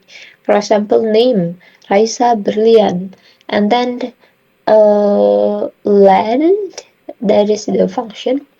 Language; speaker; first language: English; non-native, learner; Indonesian